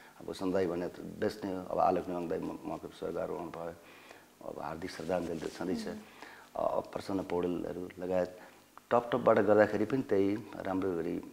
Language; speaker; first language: Nepali; native; Nepali